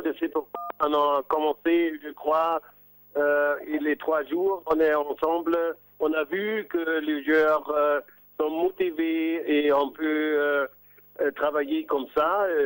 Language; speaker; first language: French; non-native, fluent; German